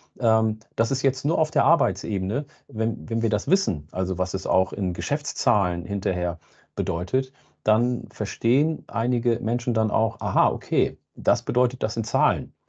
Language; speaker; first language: German; native; German